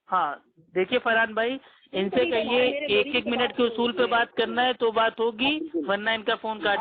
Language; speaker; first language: Hindi; native; Hindi